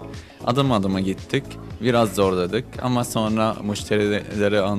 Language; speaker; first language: Turkish; non-native, fluent; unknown